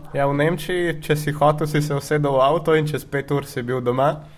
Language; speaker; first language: Slovenian; native; Slovenian